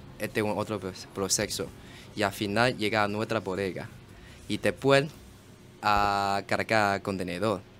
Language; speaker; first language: Spanish; non-native, learner; Chinese